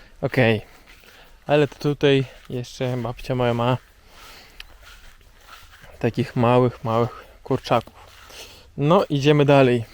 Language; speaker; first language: Polish; non-native, learner; Russian